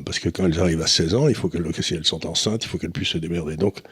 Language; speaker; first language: French; native; French